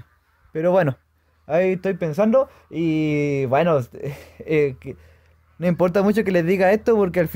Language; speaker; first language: Spanish; native; Spanish